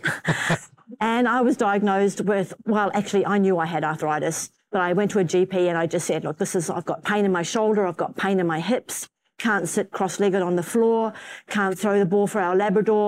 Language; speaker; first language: English; native; English